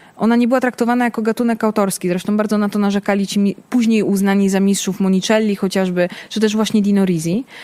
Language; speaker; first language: Polish; early bilingual, other home language; Italian